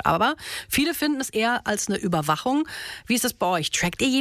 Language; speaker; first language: German; native; German